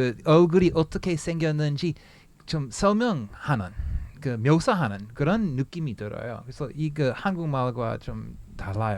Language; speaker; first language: Korean; non-native, fluent; English